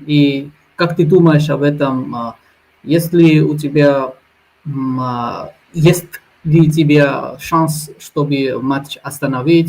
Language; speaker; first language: Russian; non-native, learner; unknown